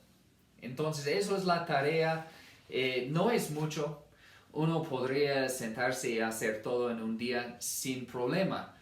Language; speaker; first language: Spanish; non-native, fluent; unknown